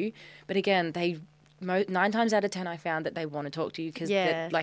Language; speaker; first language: English; native; English